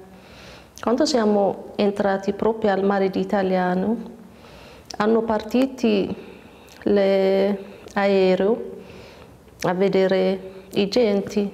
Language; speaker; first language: Italian; non-native, learner; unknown